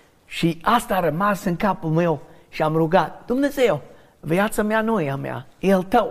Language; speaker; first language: Romanian; non-native, learner; English